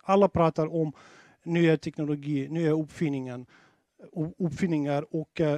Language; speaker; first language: Swedish; non-native, fluent; Russian